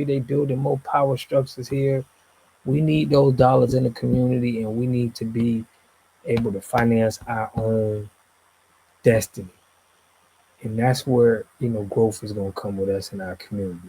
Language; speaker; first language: English; native; English